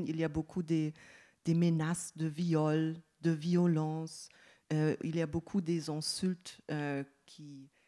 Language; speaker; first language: French; non-native, fluent; German